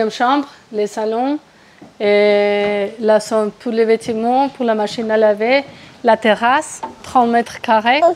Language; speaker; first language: French; non-native, fluent; Spanish